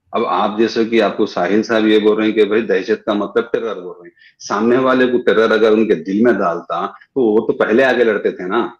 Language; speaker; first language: Hindi; non-native, local second language; Urdu